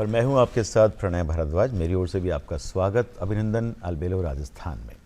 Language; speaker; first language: Hindi; native; Hindi